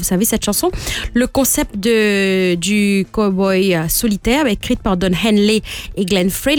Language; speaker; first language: French; non-native, local second language; Morisyen